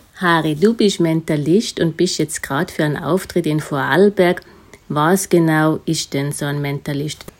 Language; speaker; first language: German; native; German